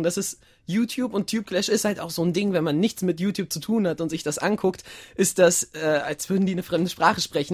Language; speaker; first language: German; native; German